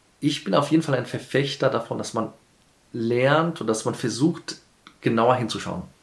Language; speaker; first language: German; early bilingual, heritage; German